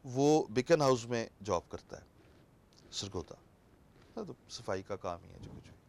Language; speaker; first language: Urdu; non-native, local second language; Punjabi